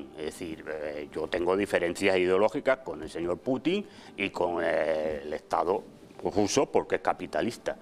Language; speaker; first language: Catalan; non-native, local second language; Spanish